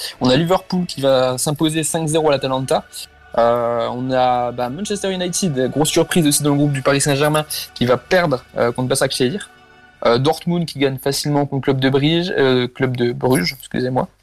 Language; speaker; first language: French; native; French